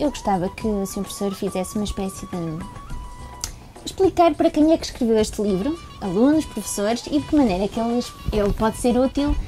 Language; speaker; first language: Portuguese; native; Portuguese